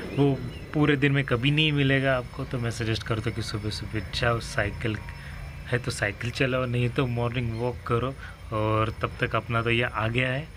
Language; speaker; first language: Hindi; non-native, local second language; Marathi